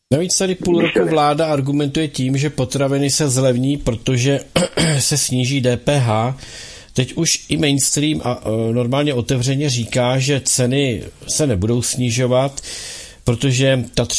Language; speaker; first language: Czech; native; Czech